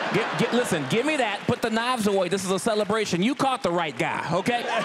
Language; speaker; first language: English; native; English